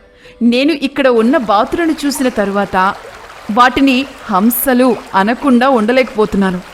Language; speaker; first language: Telugu; native; Telugu